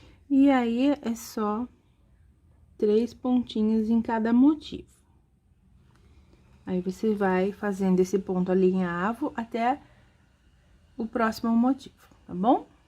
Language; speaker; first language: Portuguese; native; Portuguese